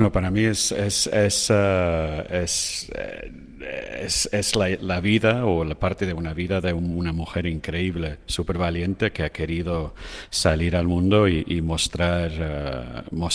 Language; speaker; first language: Spanish; non-native, fluent; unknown